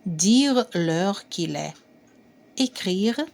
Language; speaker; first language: French; non-native, fluent; Ukrainian